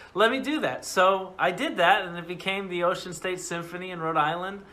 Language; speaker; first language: English; native; English